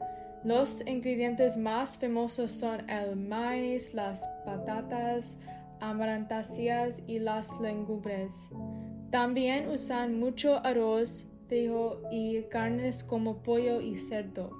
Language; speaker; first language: Spanish; non-native, learner; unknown